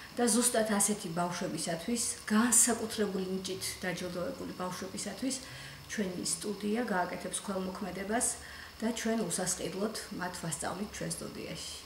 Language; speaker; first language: Georgian; native; Georgian